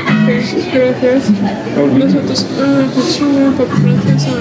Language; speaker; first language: Spanish; non-native, learner; Russian